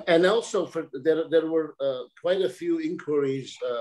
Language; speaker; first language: English; early bilingual, other home language; Armenian